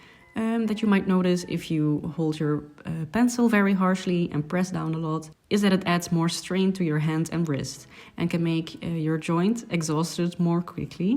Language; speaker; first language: English; non-native, fluent; Dutch